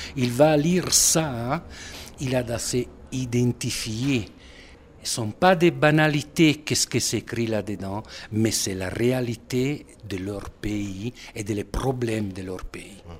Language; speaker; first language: French; non-native, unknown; Italian